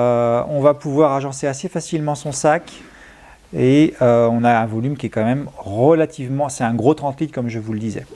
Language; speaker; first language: French; native; French